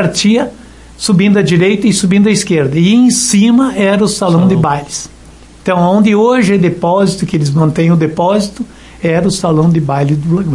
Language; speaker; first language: Portuguese; native; Portuguese